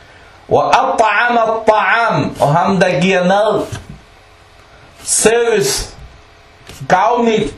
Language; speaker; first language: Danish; non-native, fluent; Arabic